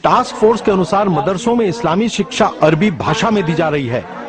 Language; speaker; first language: Hindi; native; Hindi